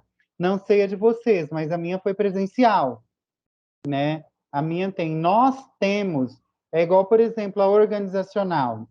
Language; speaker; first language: Portuguese; native; Portuguese